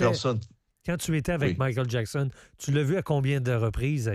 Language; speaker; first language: French; native; French